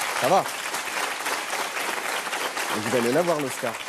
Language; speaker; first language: French; native; French